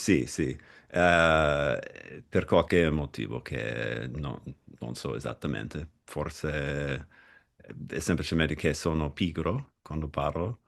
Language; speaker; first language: Italian; non-native, fluent; English